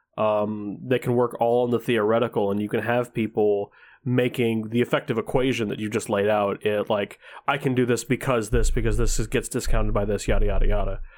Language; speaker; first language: English; early bilingual, other home language; Danish